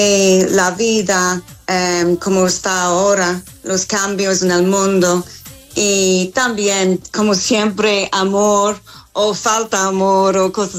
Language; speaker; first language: Spanish; non-native, fluent; English